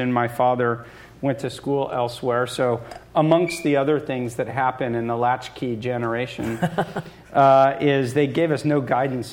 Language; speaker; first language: English; native; English